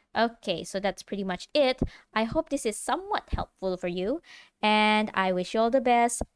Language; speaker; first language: English; non-native, local second language; Malay